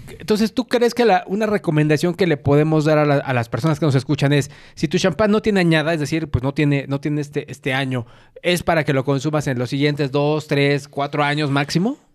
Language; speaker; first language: Spanish; native; Spanish